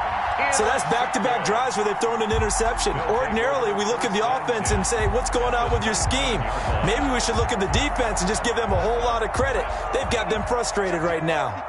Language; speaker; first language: English; native; English